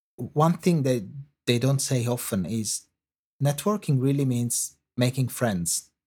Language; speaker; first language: English; non-native, fluent; Italian